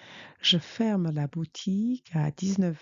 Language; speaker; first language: French; non-native, fluent; Mongolian